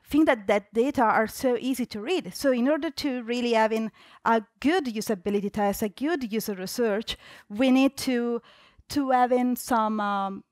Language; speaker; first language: English; non-native, fluent; Italian